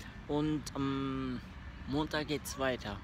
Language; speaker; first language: German; early bilingual, other home language; Turkish